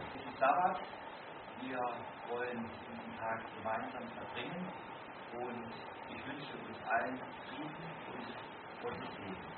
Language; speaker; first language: German; native; German